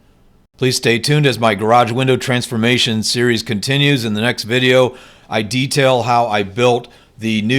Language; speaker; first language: English; native; English